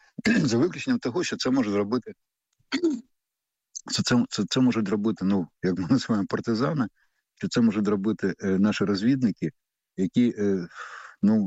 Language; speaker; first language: Ukrainian; native; Ukrainian